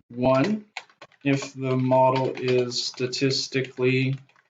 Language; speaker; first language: English; native; English